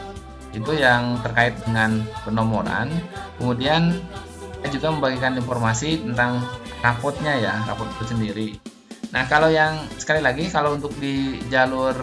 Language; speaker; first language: Indonesian; native; Indonesian